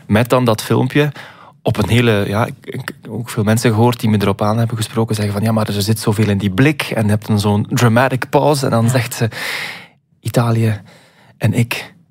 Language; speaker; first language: Dutch; native; Dutch